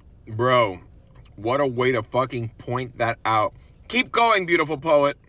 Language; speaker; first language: English; native; English